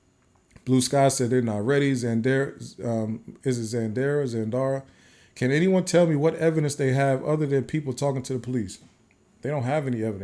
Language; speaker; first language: English; native; English